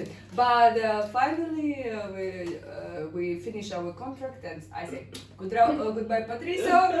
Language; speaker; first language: English; non-native, learner; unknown